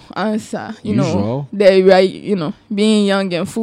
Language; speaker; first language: English; non-native, local second language; Akan